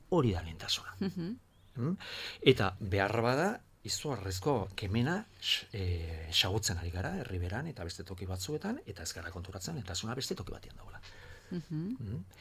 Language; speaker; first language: Basque; non-native, local second language; Spanish